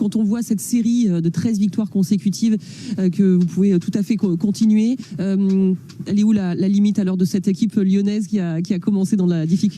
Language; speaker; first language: French; native; French